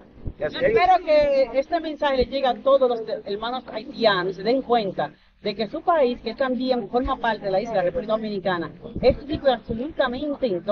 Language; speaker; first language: Spanish; native; Spanish